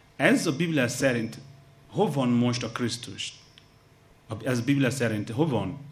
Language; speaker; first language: Hungarian; non-native, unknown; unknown